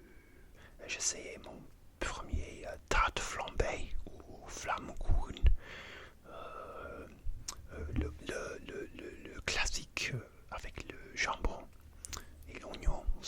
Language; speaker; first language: French; non-native, learner; English